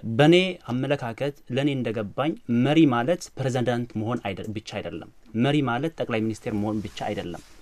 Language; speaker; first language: Amharic; non-native, local second language; Oromo